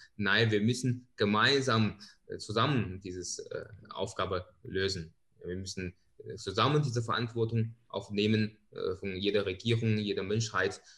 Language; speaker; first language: German; non-native, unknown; Chinese